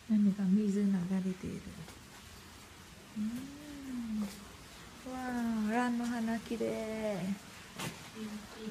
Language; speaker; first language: Japanese; non-native, learner; Vietnamese